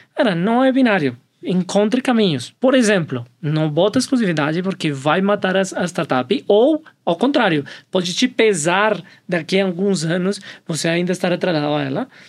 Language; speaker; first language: Portuguese; non-native, fluent; Spanish